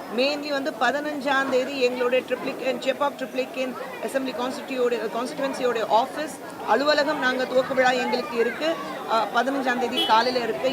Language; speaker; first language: Tamil; non-native, fluent; Hindi